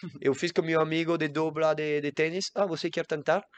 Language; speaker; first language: Portuguese; non-native, learner; French